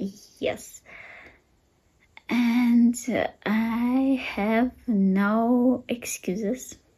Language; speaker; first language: English; non-native, learner; Russian